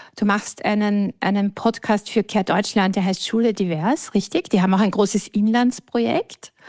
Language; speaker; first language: German; native; German